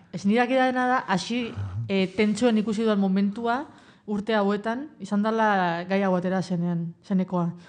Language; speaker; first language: Basque; native; Basque